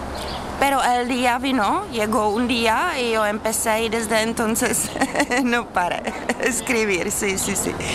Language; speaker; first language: Spanish; non-native, fluent; Czech